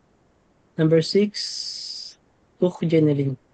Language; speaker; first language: Arabic; non-native, fluent; Filipino